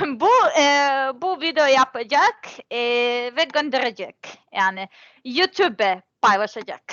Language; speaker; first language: Turkish; non-native, learner; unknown